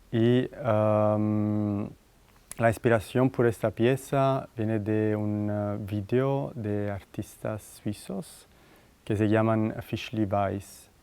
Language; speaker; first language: Spanish; non-native, fluent; Italian